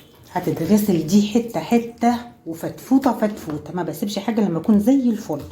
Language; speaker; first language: Arabic; native; Arabic